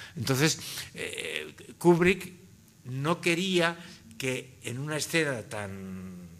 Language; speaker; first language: Spanish; native; Spanish